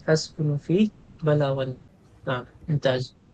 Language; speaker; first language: Arabic; non-native, fluent; Filipino